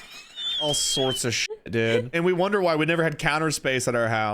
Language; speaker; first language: English; native; English